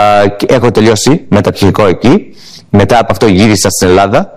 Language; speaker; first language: Greek; early bilingual, heritage; English